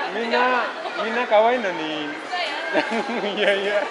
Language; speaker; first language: Japanese; non-native, learner; Indonesian